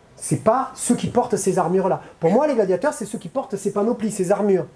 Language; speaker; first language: French; native; French